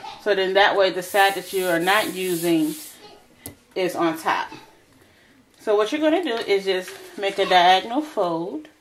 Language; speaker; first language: English; native; English